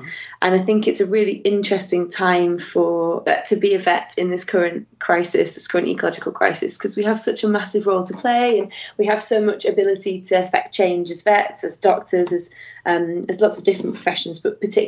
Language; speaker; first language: English; native; English